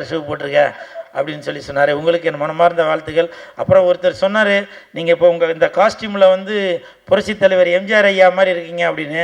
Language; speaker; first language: Tamil; native; Tamil